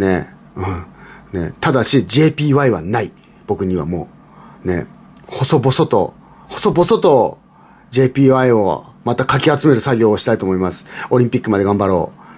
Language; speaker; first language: Japanese; native; Japanese